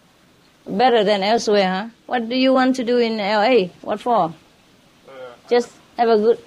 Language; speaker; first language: English; non-native, fluent; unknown